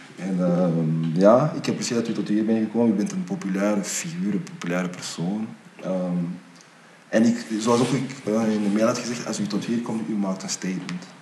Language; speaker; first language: Dutch; early bilingual, other home language; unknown